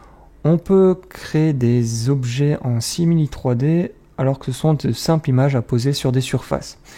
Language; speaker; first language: French; native; French